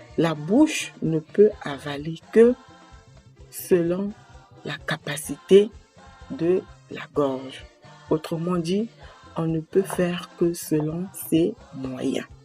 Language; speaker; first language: French; non-native, local second language; Kongo